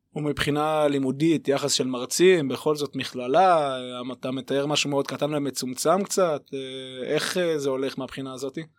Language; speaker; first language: Hebrew; native; Hebrew